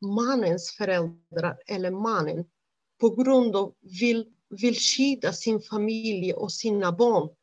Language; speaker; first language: Swedish; non-native, fluent; Romanian